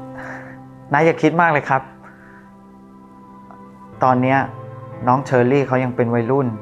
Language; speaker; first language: Thai; native; Thai